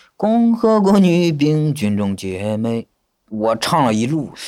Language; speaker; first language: Chinese; native; Chinese